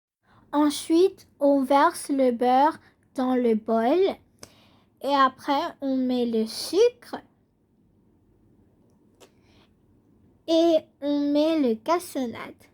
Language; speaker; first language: French; non-native, learner; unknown